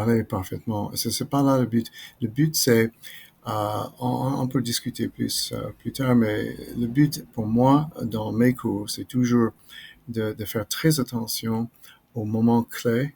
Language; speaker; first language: French; non-native, fluent; English